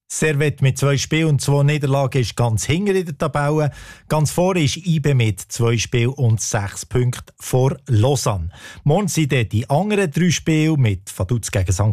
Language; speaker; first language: German; native; German